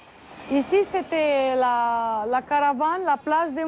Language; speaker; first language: French; non-native, learner; Romanian